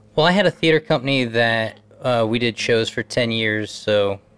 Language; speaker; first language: English; native; English